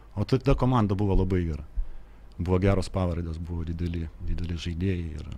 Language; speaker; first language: Lithuanian; native; Lithuanian